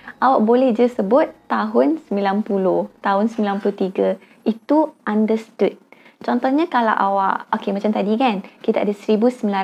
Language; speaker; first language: Malay; native; Malay